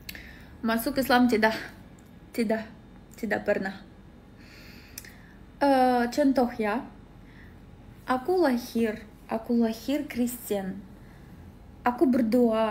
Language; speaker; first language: Indonesian; non-native, learner; Russian